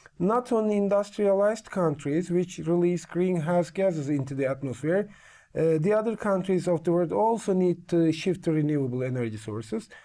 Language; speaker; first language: English; non-native, fluent; Turkish